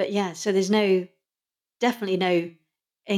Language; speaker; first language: English; native; English